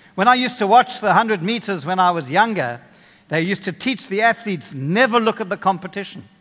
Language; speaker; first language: English; native; English